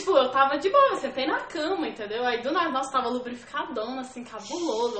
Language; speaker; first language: Portuguese; native; Portuguese